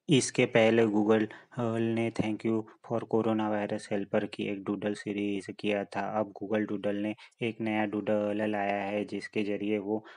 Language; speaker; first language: Hindi; native; Hindi